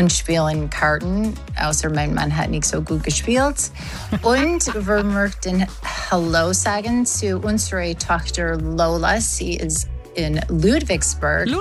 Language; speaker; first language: German; non-native, learner; English